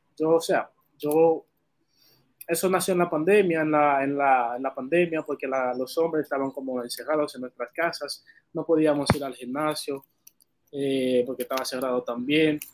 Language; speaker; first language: Spanish; non-native, fluent; Haitian Creole